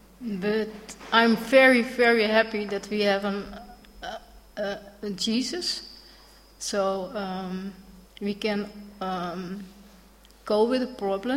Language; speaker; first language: English; non-native, learner; Dutch